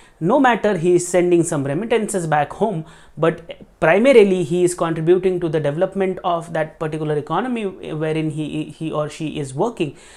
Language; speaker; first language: English; non-native, local second language; Marathi